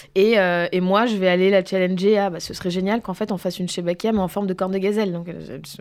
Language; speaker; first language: French; native; French